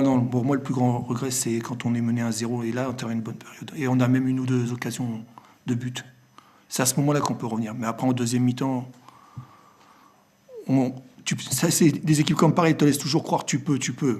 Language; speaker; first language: French; native; French